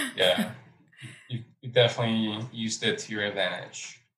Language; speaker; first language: English; early bilingual, other home language; Spanish